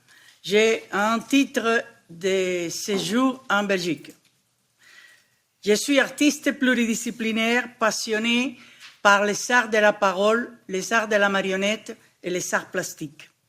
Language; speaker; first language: French; non-native, fluent; Spanish